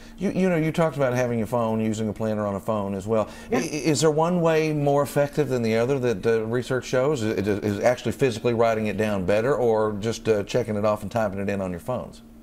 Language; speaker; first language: English; native; English